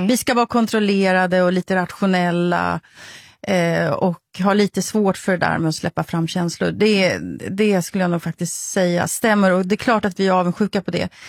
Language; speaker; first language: Swedish; native; Swedish